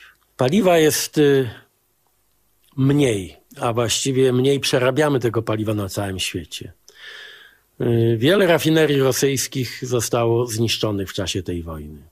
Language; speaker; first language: Polish; native; Polish